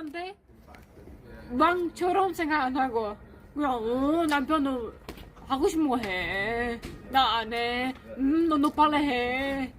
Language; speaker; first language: Korean; non-native, learner; Czech